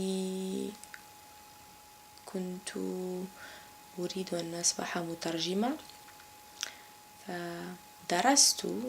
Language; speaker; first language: Arabic; non-native, local second language; Kabyle